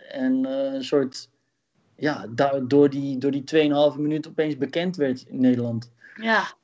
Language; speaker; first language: Dutch; early bilingual, other home language; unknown